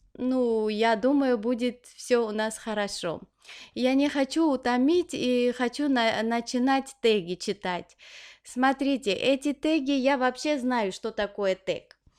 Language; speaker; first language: Russian; non-native, local second language; Armenian